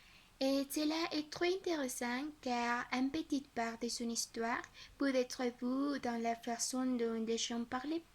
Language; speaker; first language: French; non-native, learner; Spanish